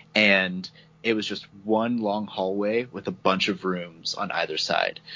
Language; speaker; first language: English; native; English